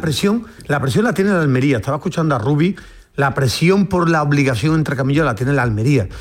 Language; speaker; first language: Spanish; native; Spanish